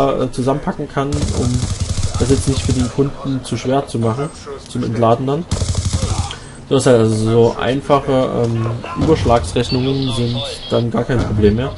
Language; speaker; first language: German; native; German